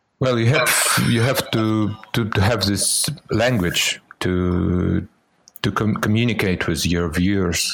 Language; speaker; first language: English; non-native, fluent; Russian